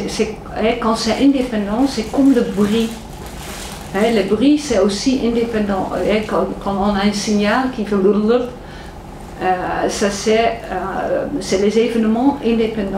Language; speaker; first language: French; non-native, fluent; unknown